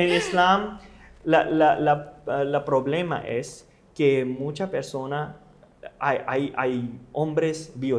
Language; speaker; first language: Spanish; non-native, learner; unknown